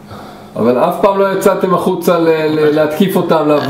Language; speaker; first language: Hebrew; native; Hebrew